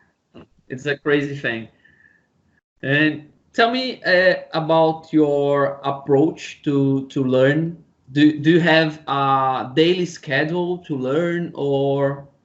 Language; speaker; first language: English; non-native, learner; Portuguese